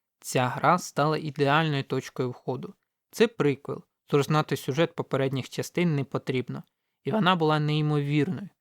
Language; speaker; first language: Ukrainian; native; Ukrainian